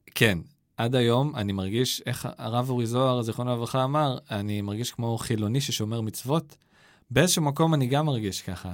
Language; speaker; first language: Hebrew; native; Hebrew